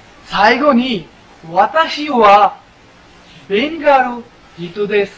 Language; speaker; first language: Japanese; non-native, learner; Bangla